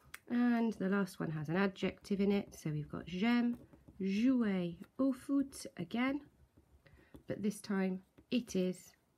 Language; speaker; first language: English; native; English